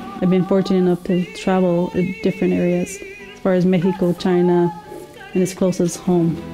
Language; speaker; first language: English; early bilingual, other home language; Spanish